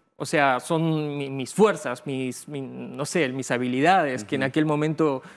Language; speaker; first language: Spanish; early bilingual, other home language; Bulgarian